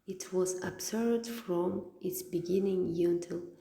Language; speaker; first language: English; non-native, fluent; Kazakh